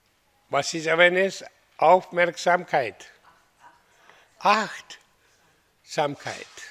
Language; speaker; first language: German; non-native, fluent; Hindi